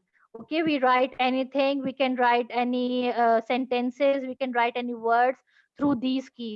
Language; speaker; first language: English; non-native, local second language; Urdu